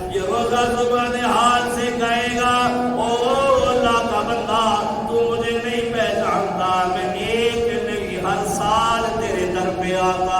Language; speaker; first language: Urdu; native; Urdu